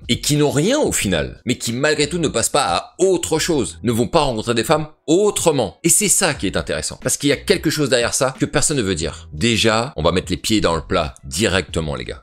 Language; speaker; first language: French; native; French